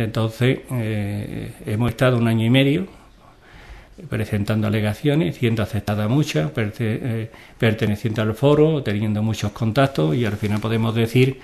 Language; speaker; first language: Spanish; native; Spanish